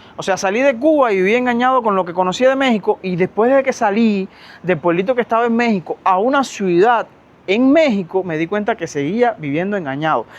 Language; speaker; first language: Spanish; native; Spanish